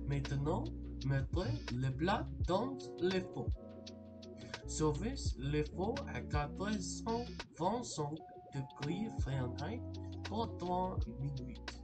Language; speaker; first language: French; non-native, learner; English